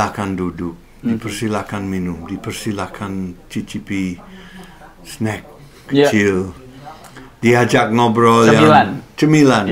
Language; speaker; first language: Indonesian; non-native, fluent; English